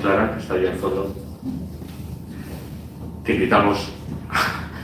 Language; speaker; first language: Spanish; native; Spanish